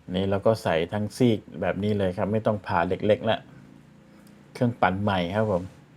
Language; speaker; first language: Thai; non-native, local second language; Malay